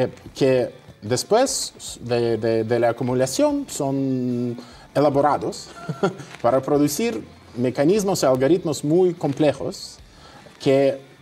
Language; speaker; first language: Spanish; non-native, fluent; Russian